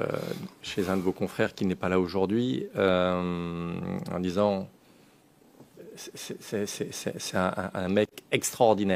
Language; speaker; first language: French; native; French